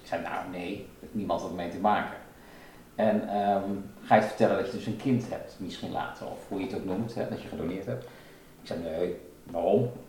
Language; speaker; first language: Dutch; native; Dutch